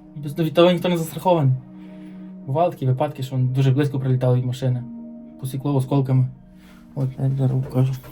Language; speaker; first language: Ukrainian; native; Ukrainian